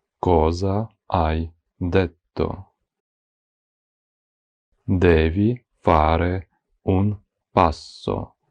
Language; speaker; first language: Italian; non-native, fluent; Ukrainian